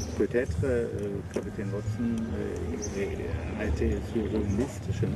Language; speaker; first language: French; non-native, learner; German